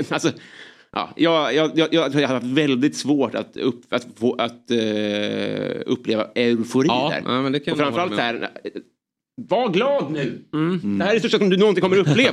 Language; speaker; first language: Swedish; native; Swedish